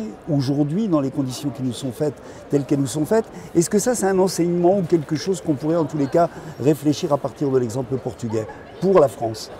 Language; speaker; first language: French; native; French